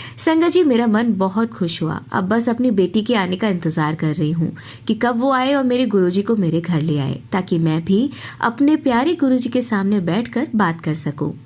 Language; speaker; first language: Hindi; native; Hindi